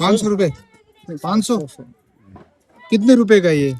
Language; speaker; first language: Hindi; native; Hindi